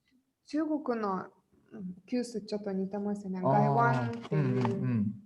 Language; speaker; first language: Japanese; non-native, fluent; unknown